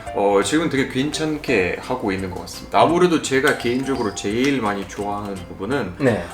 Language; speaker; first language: Korean; non-native, fluent; Russian